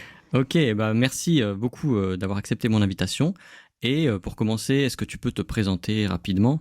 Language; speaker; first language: French; native; French